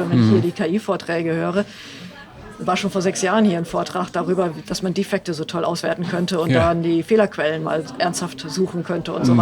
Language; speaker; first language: German; native; German